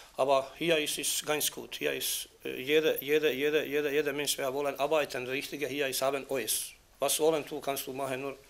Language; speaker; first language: German; non-native, learner; Bosnian